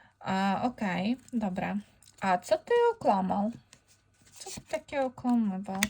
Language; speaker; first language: Polish; non-native, fluent; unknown